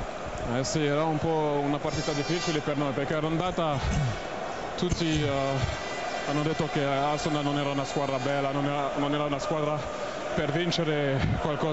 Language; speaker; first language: Italian; non-native, fluent; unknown